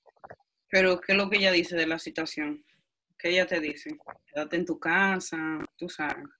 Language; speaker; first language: Spanish; early bilingual, heritage; Spanish